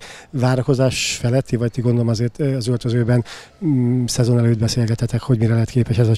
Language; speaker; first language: Hungarian; native; Hungarian